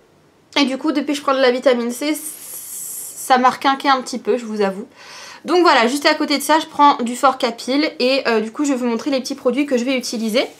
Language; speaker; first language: French; native; French